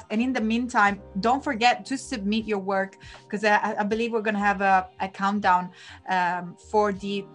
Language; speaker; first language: English; non-native, fluent; Italian